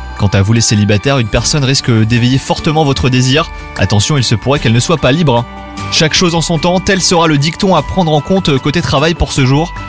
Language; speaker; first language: French; native; French